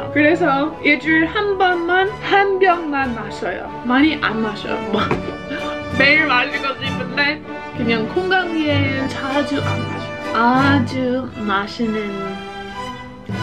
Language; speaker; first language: Korean; non-native, fluent; English